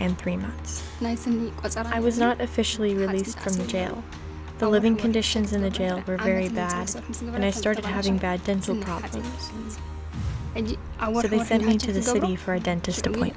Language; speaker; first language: English; non-native, fluent; Arabic